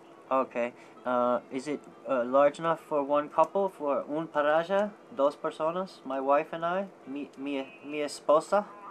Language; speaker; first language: English; native; English